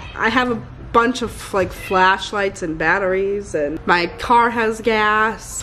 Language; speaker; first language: English; native; English